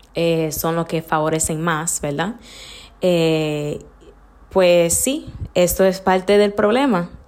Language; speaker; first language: Spanish; early bilingual, heritage; Spanish